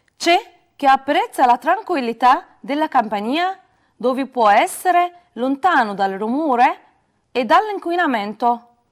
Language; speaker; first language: Italian; non-native, fluent; Arabic